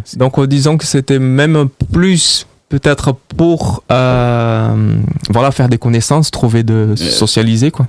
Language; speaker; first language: French; non-native, fluent; Portuguese